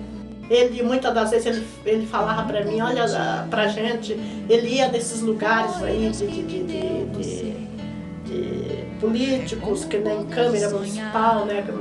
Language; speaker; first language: Portuguese; native; Portuguese